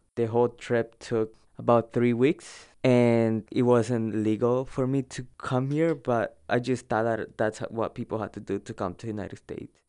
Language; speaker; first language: English; early bilingual, other home language; Spanish